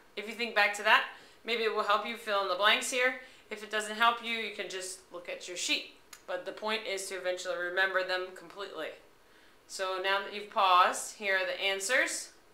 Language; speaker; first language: English; native; English